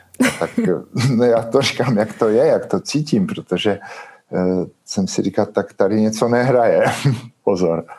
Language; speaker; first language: Czech; native; Czech